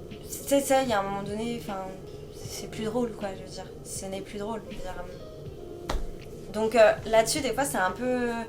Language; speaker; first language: French; native; French